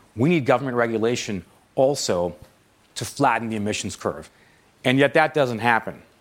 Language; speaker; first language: English; native; English